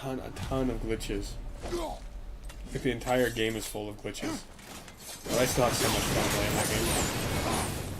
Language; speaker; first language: English; native; English